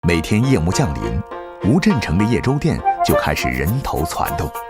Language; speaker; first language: Chinese; native; Chinese